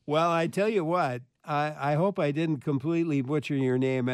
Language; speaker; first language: English; native; English